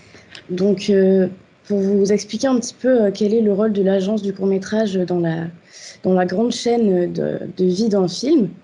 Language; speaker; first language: French; native; French